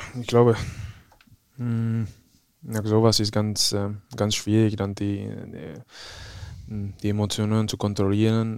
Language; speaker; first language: German; non-native, fluent; Czech